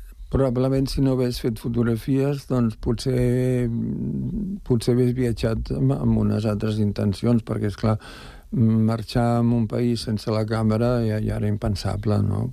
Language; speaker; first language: Catalan; native; Catalan